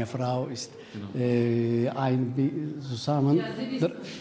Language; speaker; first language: German; non-native, learner; Turkish